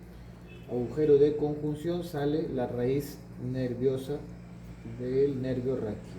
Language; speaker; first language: Spanish; native; Spanish